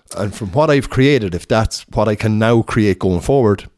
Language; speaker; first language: English; native; English